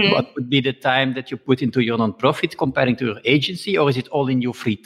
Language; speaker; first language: English; non-native, fluent; Dutch